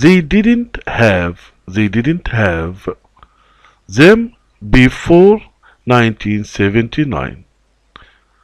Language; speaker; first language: English; non-native, local second language; Arabic